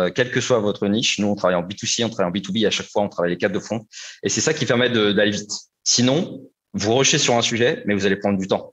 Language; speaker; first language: French; native; French